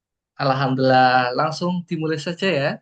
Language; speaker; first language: Indonesian; native; Indonesian